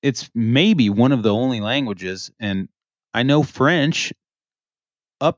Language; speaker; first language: English; early bilingual, other home language; French